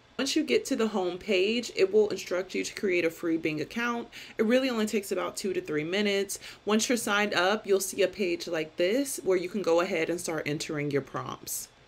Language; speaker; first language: English; native; English